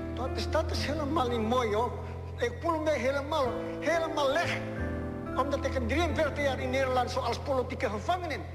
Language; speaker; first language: Dutch; non-native, learner; Malay